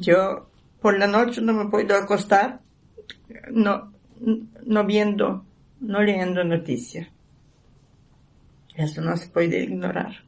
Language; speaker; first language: Spanish; non-native, learner; Ukrainian